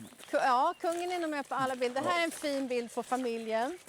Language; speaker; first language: Swedish; native; Swedish